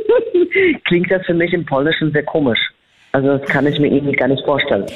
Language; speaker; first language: German; non-native, fluent; Polish